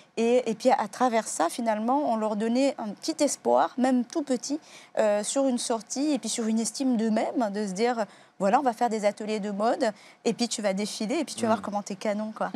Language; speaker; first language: French; native; French